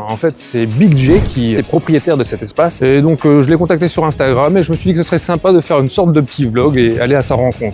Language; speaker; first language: French; native; French